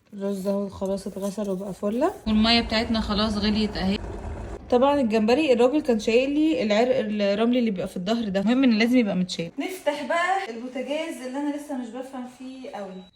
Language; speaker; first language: Arabic; native; Arabic